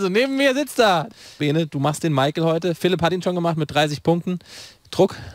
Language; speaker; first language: German; native; German